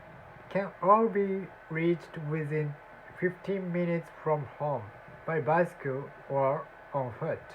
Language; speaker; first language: English; non-native, learner; Japanese